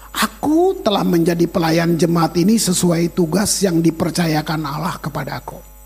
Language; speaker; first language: Indonesian; native; Indonesian